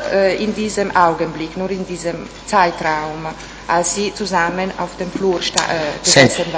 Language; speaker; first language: German; non-native, fluent; Italian